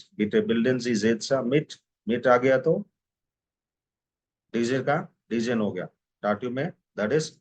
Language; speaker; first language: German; non-native, fluent; Hindi